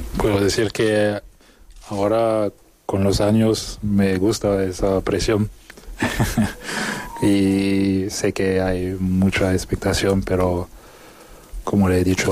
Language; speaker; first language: Spanish; non-native, fluent; French